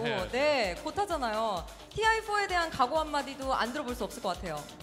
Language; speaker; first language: Korean; native; Korean